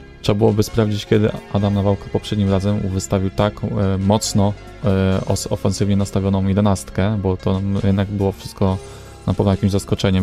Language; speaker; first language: Polish; native; Polish